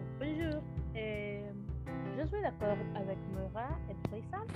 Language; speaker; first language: French; non-native, learner; Spanish